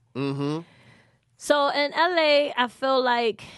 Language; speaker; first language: English; early bilingual, other home language; Spanish